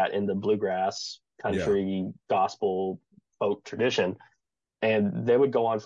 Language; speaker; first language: English; native; English